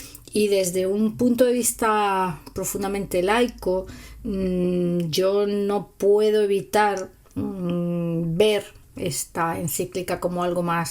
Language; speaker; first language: Spanish; native; Spanish